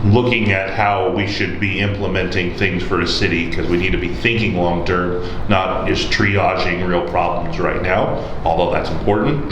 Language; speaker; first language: English; native; English